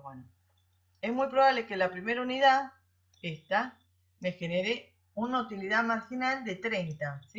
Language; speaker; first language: Spanish; native; Spanish